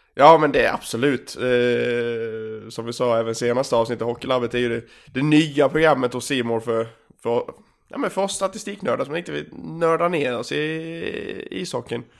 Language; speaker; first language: Swedish; native; Swedish